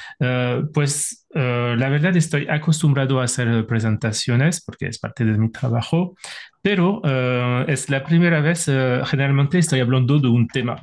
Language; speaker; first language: Spanish; non-native, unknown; French